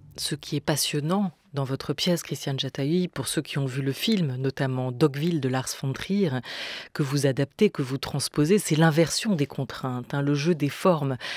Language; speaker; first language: French; native; French